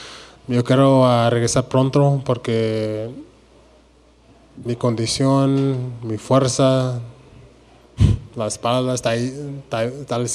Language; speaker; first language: Spanish; early bilingual, heritage; Spanish